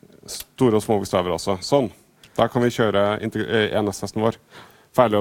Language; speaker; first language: Norwegian; native; Norwegian